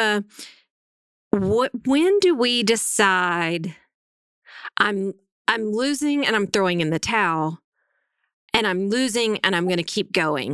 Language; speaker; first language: English; native; English